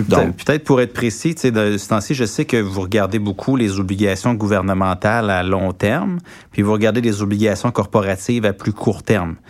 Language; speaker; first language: French; native; French